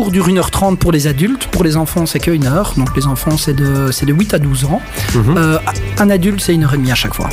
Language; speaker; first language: French; native; French